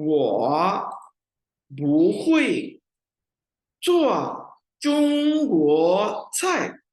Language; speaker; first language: Chinese; non-native, fluent; Urdu